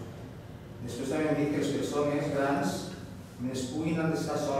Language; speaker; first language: Spanish; non-native, local second language; Catalan